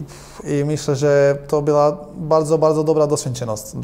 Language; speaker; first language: Polish; non-native, learner; Croatian